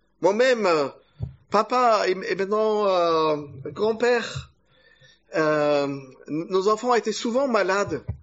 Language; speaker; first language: French; non-native, fluent; German